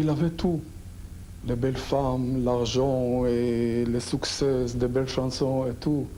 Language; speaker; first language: French; non-native, learner; Hebrew